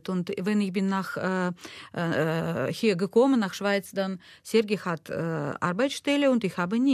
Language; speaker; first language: German; non-native, learner; Russian